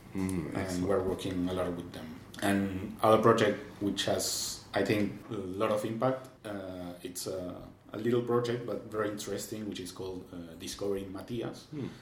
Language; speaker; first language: English; non-native, fluent; Spanish